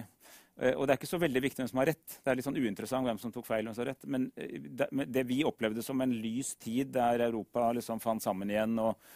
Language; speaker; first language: Norwegian; native; Norwegian